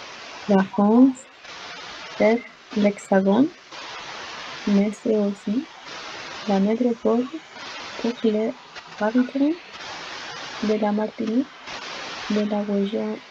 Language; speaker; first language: French; non-native, learner; Spanish